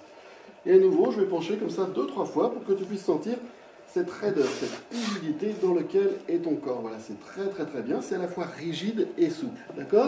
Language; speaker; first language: French; native; French